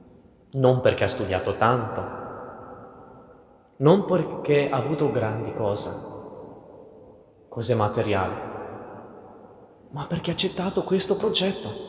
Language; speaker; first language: Italian; non-native, fluent; Portuguese